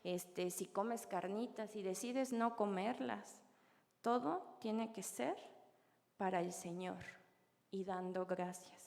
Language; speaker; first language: Spanish; native; Spanish